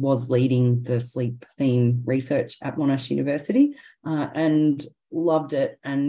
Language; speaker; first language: English; native; English